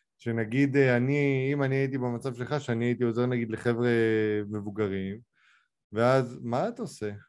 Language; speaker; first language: Hebrew; native; Hebrew